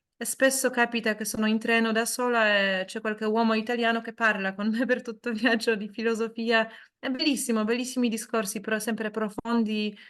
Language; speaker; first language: Italian; non-native, fluent; Polish